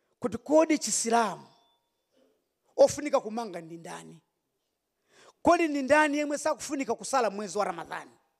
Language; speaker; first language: Nyanja; non-native, local second language; Yao